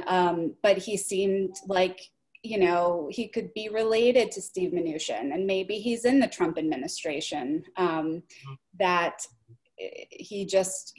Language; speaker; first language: English; native; English